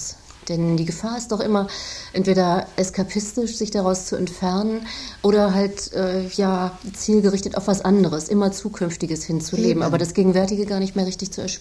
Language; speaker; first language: German; native; German